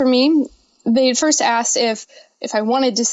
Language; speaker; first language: English; native; English